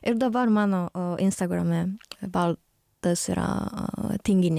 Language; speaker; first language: Lithuanian; non-native, learner; Japanese